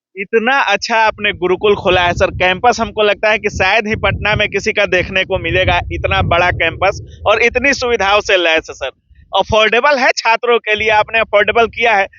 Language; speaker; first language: Hindi; native; Hindi